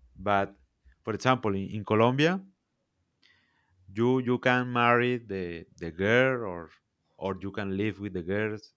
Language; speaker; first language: English; non-native, learner; Spanish